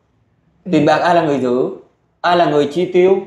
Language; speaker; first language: Vietnamese; native; Vietnamese